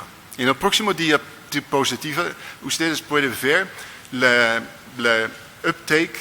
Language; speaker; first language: Spanish; non-native, learner; Dutch